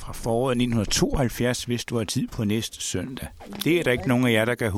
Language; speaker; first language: Danish; native; Danish